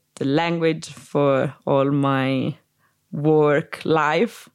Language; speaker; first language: English; non-native, fluent; Italian